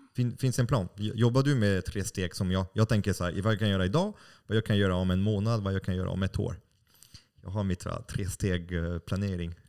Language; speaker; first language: Swedish; non-native, fluent; French